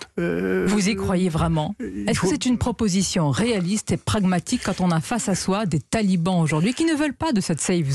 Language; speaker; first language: French; native; French